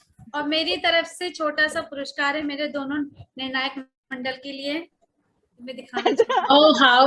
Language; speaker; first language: Hindi; native; Hindi